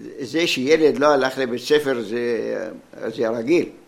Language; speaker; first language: Hebrew; non-native, fluent; Arabic